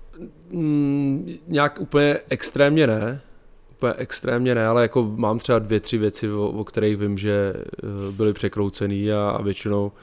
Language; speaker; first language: Czech; native; Czech